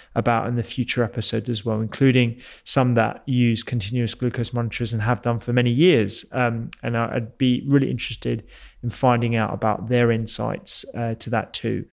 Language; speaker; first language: English; native; English